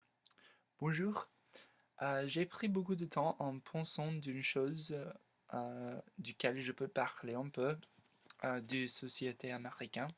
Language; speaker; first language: French; non-native, learner; English